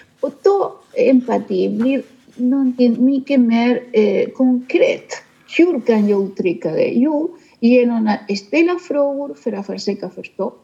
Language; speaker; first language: Swedish; non-native, fluent; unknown